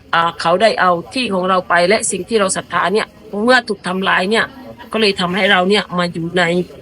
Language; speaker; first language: Thai; non-native, local second language; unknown